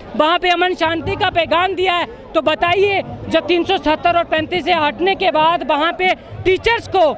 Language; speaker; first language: Hindi; native; Hindi